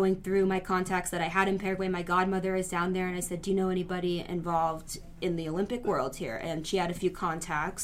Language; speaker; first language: English; native; English